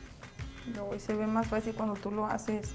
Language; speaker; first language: Spanish; native; Spanish